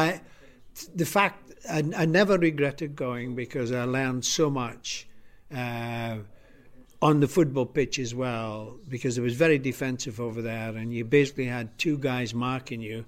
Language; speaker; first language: English; native; English